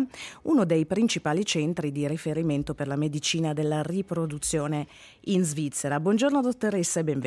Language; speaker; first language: Italian; native; Italian